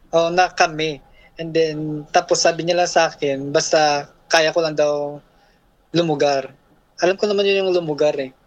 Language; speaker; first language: Filipino; native; Filipino